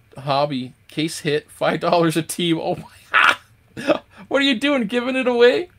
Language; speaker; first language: English; native; English